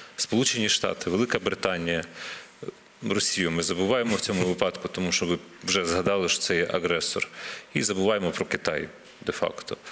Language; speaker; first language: Ukrainian; native; Ukrainian